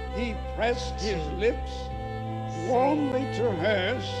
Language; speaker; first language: German; non-native, fluent; English